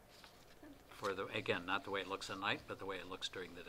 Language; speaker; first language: English; native; English